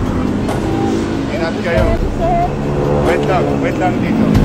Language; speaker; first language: Filipino; non-native, learner; Arabic